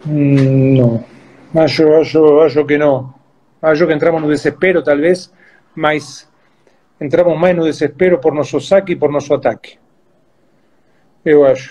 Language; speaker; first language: Portuguese; non-native, fluent; Spanish